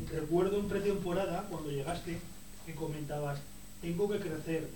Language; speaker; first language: Spanish; native; Spanish